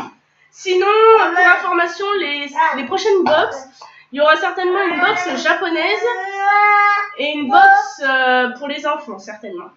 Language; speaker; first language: French; native; French